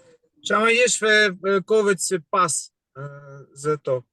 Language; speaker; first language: Hebrew; non-native, learner; Russian